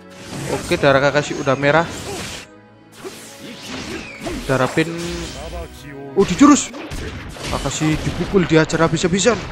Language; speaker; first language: Indonesian; native; Indonesian